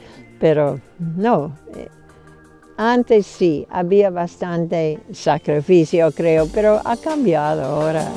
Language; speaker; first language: Spanish; non-native, fluent; English